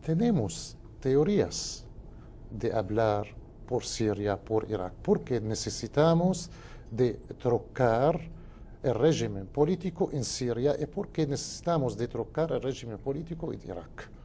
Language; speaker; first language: Spanish; non-native, fluent; Arabic